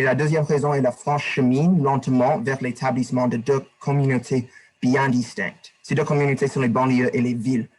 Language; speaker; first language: French; non-native, learner; English